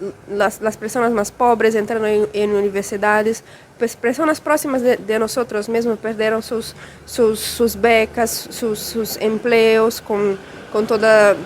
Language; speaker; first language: Spanish; non-native, fluent; Portuguese